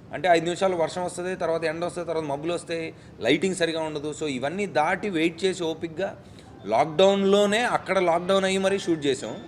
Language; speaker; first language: Telugu; native; Telugu